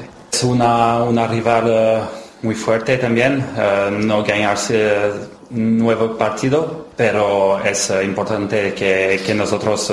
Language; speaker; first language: Spanish; non-native, learner; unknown